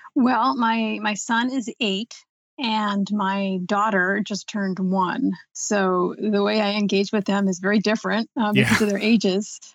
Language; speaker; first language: English; native; English